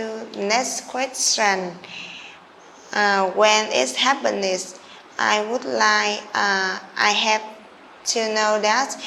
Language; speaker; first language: English; non-native, learner; Vietnamese